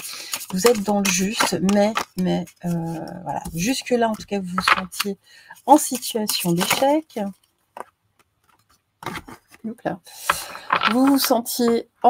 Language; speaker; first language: French; native; French